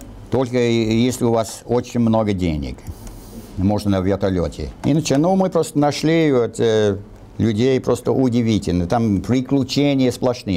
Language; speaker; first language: Russian; non-native, fluent; English